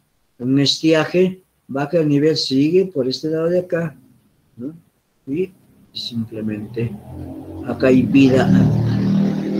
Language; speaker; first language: Spanish; native; Spanish